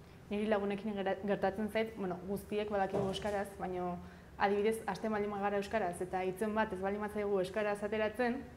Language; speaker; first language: Basque; non-native, local second language; Spanish